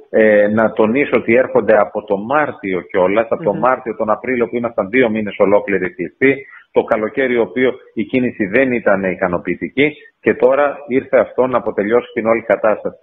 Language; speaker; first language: Greek; native; Greek